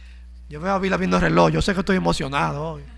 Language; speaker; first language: Spanish; native; Spanish